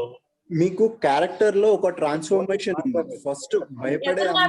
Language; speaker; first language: Telugu; native; Telugu